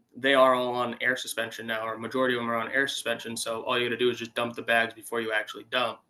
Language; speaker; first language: English; native; English